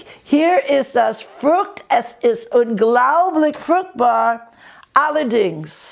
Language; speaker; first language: German; non-native, fluent; English